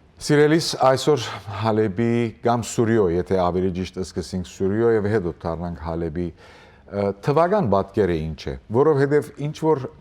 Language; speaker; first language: Armenian; early bilingual, heritage; Armenian